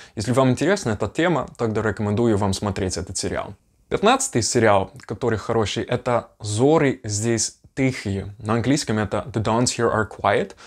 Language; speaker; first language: Russian; non-native, fluent; Dutch